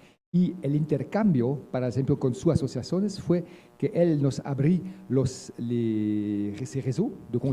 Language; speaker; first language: Spanish; non-native, learner; French